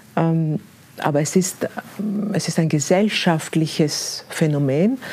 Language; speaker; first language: German; non-native, fluent; Greek